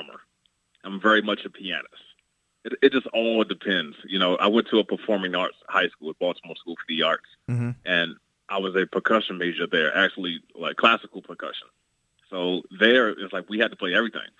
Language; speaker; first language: English; native; English